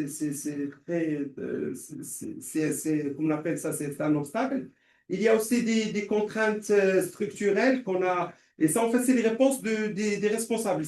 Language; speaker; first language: French; non-native, local second language; Arabic